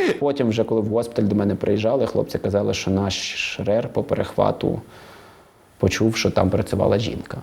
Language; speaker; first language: Ukrainian; non-native, local second language; Russian